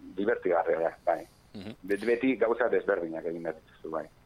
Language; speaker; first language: Basque; non-native, local second language; Spanish